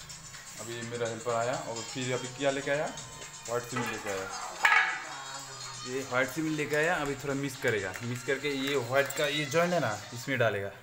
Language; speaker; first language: Hindi; non-native, local second language; Malayalam